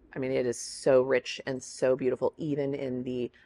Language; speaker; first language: English; native; English